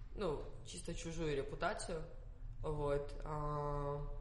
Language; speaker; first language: Russian; non-native, fluent; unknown